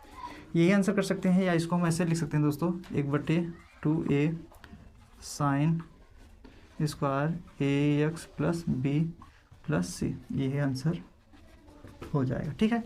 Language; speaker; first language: Hindi; native; Hindi